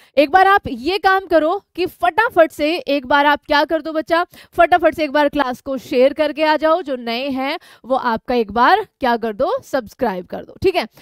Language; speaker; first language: Hindi; native; Hindi